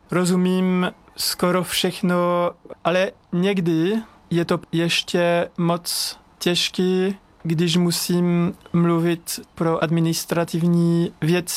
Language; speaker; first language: Czech; non-native, fluent; French